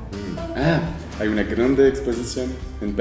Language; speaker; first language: Spanish; non-native, learner; French